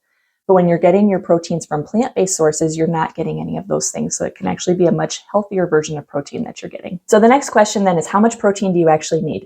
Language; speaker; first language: English; native; English